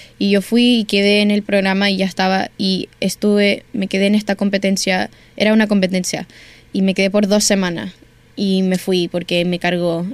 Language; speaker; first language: Spanish; early bilingual, heritage; Spanish